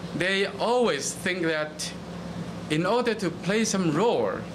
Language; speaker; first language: English; non-native, fluent; Chinese